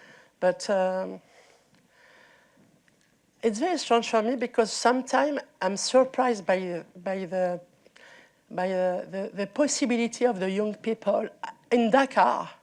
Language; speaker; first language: English; non-native, learner; French